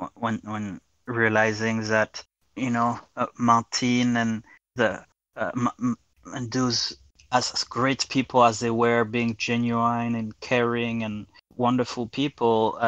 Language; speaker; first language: English; non-native, fluent; French